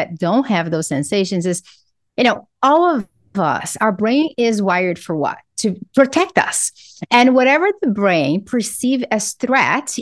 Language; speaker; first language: English; non-native, fluent; Portuguese